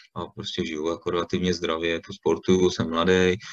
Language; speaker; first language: Czech; native; Czech